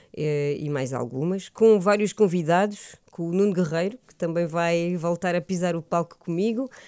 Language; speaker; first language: Portuguese; early bilingual, other home language; French